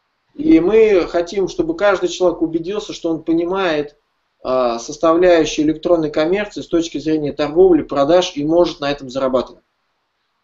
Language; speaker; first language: Russian; native; Russian